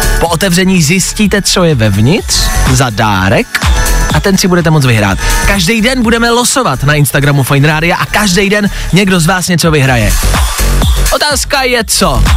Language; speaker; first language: Czech; native; Czech